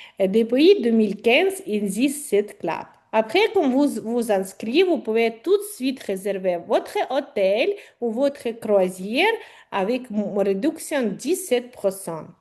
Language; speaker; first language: French; non-native, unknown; Ukrainian